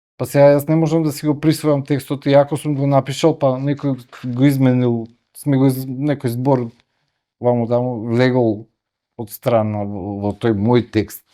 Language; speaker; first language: Macedonian; native; Macedonian